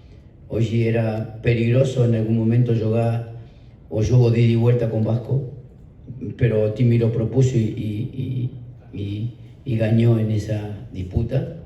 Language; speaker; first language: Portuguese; non-native, learner; Spanish